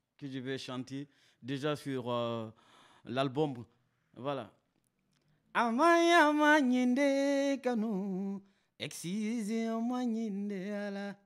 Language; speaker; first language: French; non-native, local second language; Mandingo